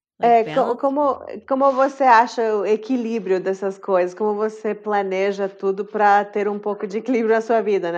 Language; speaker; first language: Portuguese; non-native, fluent; English